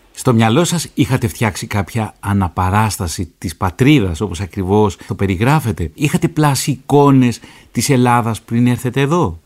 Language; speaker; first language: Greek; native; Greek